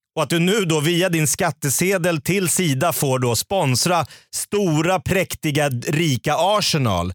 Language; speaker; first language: Swedish; native; Swedish